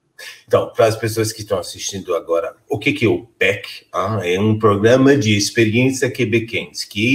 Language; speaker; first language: Portuguese; non-native, fluent; French